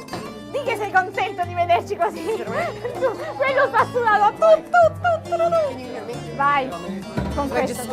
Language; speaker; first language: Italian; native; Italian